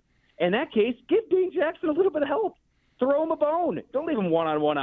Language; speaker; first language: English; native; English